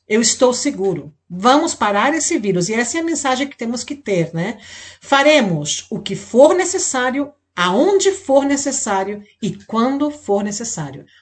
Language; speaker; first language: Portuguese; native; Portuguese